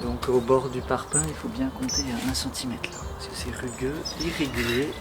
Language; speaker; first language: French; native; French